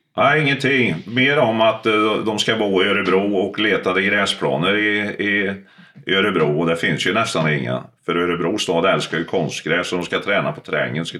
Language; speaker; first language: Swedish; early bilingual, other home language; Finnish